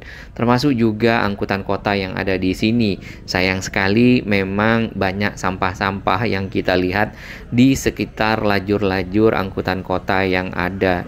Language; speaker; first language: Indonesian; native; Indonesian